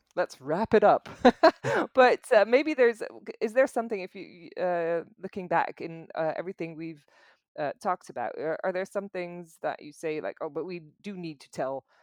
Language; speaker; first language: English; non-native, fluent; Dutch